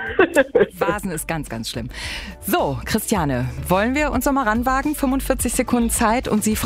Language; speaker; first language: German; native; German